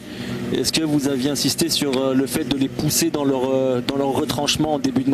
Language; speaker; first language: French; native; French